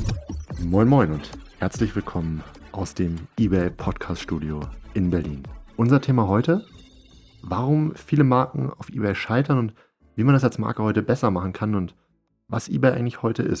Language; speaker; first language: German; native; German